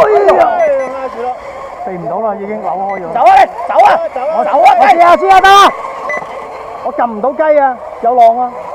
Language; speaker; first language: Cantonese; native; Cantonese